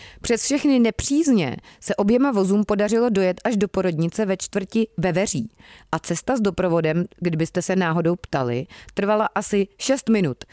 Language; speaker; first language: Czech; native; Czech